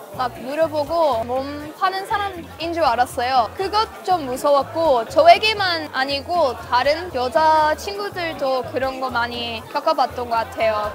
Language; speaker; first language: Korean; non-native, fluent; English